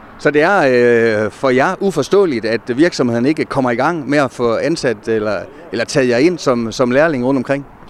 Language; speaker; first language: Danish; native; Danish